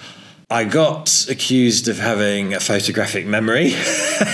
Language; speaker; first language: English; native; English